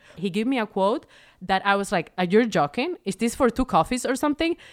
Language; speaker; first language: English; non-native, fluent; Spanish